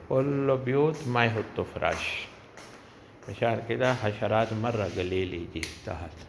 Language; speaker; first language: Arabic; non-native, learner; Urdu